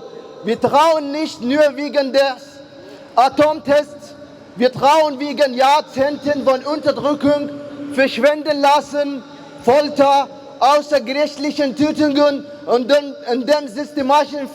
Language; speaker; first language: German; non-native, fluent; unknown